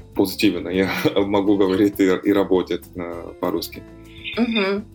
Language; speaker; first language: Russian; non-native, fluent; Portuguese